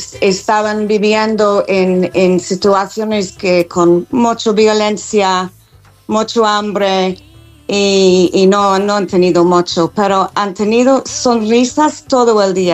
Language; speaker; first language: Spanish; non-native, learner; English